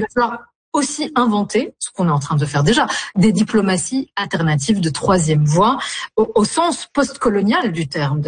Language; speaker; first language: French; native; French